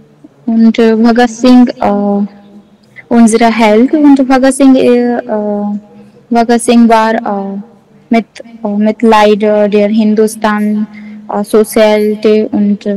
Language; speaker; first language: German; non-native, learner; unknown